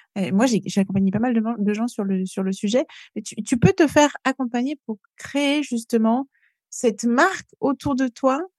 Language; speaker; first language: French; native; French